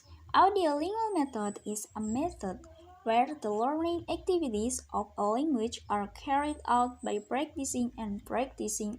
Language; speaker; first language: English; non-native, learner; Indonesian